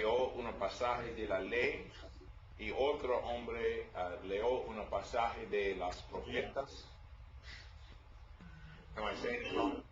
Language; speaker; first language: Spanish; non-native, learner; English